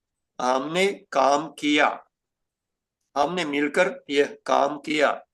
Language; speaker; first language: Hindi; non-native, fluent; Ukrainian